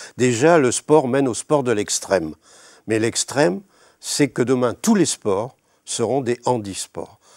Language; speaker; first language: French; native; French